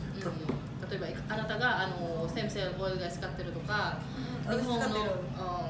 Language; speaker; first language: Japanese; non-native, learner; Filipino